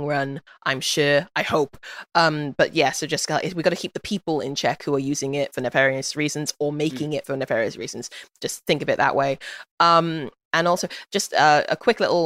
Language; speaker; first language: English; native; English